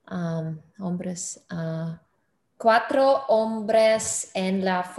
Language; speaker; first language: Spanish; non-native, learner; English